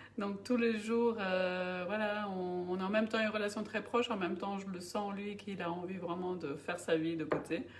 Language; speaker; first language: French; non-native, fluent; Bulgarian